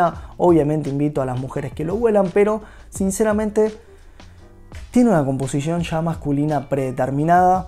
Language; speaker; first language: Spanish; native; Spanish